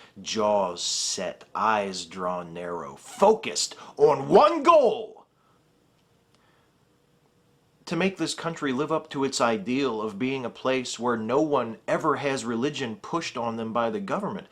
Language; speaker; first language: English; native; English